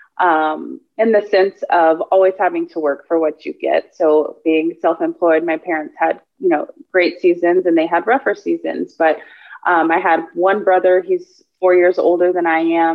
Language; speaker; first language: English; native; English